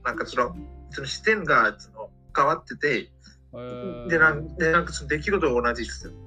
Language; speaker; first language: Japanese; non-native, fluent; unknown